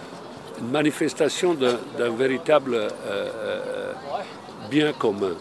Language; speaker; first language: French; non-native, fluent; Italian